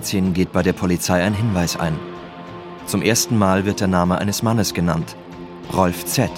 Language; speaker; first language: German; native; German